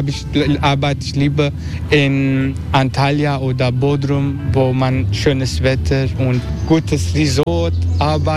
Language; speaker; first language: German; non-native, learner; Turkish